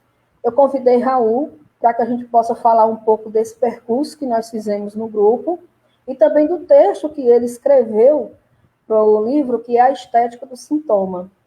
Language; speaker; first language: Portuguese; native; Portuguese